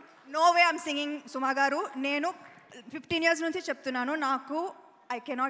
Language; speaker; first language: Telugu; non-native, local second language; Tamil